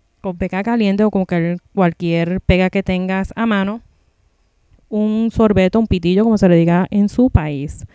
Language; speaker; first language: Spanish; native; Spanish